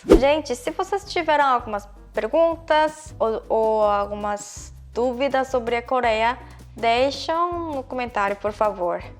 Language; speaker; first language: Portuguese; non-native, fluent; Korean